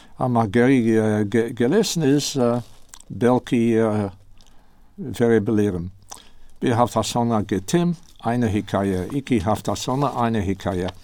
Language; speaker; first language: Turkish; non-native, learner; English